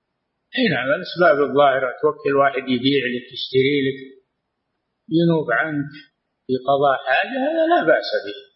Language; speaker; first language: Arabic; native; Arabic